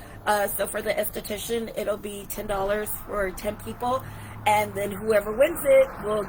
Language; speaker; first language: English; native; English